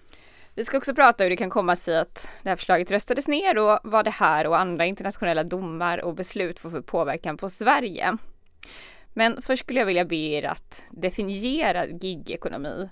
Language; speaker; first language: Swedish; native; Swedish